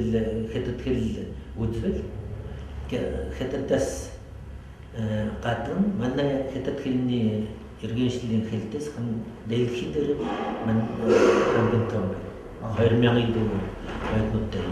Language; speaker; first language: Mongolian; non-native, fluent; French